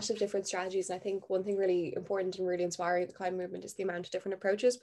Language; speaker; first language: English; native; English